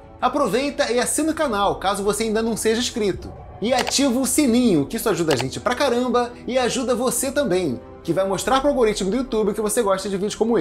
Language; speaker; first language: Portuguese; native; Portuguese